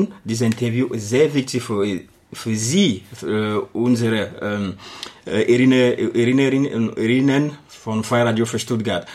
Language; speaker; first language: German; non-native, learner; Arabic